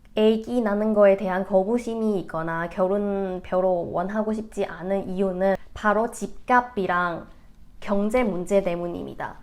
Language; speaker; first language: Korean; non-native, fluent; Cantonese